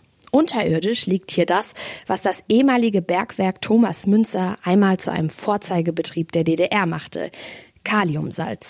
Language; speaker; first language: German; native; German